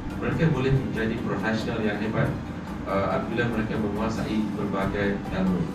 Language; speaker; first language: Malay; native; Malay